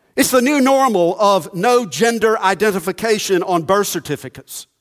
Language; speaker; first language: English; native; English